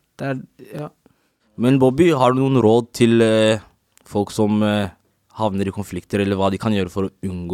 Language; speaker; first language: Norwegian; native; Norwegian